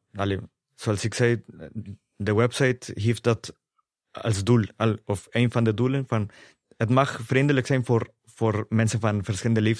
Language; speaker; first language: Dutch; non-native, fluent; Spanish